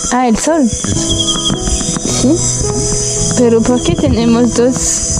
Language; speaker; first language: Spanish; non-native, learner; French